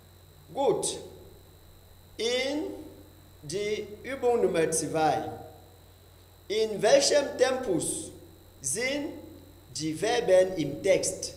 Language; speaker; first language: German; non-native, fluent; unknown